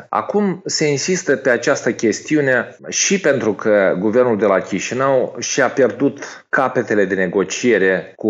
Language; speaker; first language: Romanian; native; Romanian